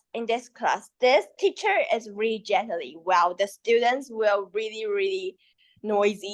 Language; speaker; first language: English; non-native, learner; Chinese